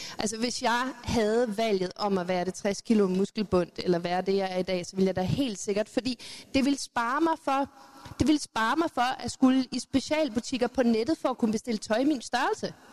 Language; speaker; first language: Danish; early bilingual, other home language; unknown